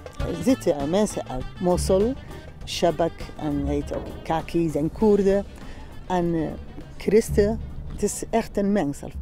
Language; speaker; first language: Dutch; non-native, fluent; Central Kurdish